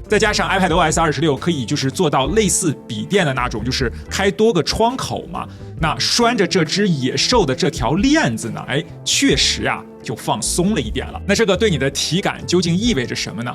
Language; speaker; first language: Chinese; native; Chinese